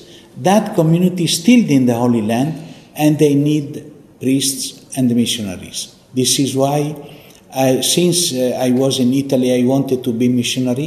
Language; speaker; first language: English; non-native, fluent; Italian